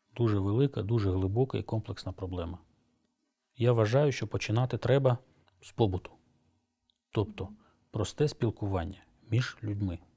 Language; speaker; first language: Ukrainian; non-native, local second language; Crimean Tatar